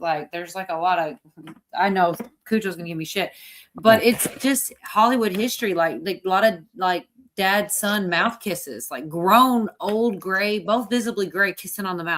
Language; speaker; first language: English; native; English